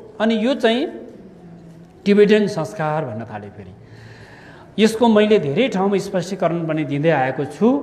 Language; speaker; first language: Nepali; non-native, local second language; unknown